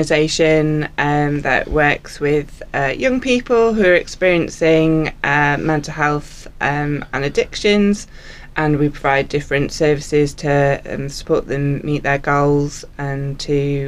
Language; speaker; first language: English; native; English